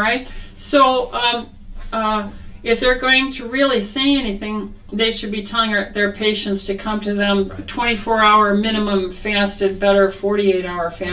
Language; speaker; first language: English; native; English